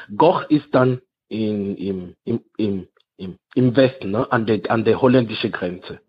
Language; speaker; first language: German; non-native, fluent; French